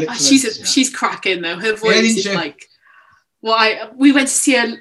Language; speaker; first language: English; native; English